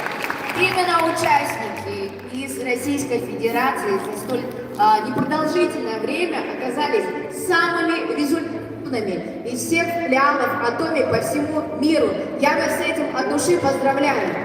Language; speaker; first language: Russian; native; Russian